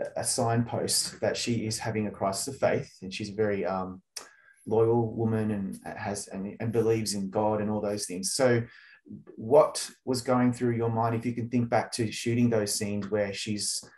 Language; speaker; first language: English; native; English